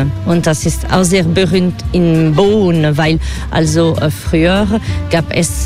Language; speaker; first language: German; non-native, fluent; French